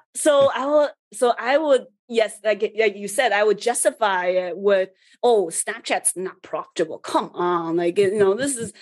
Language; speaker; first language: English; early bilingual, other home language; Chinese